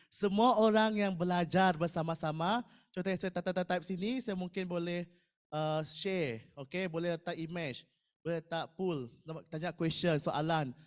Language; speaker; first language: Malay; non-native, local second language; Iban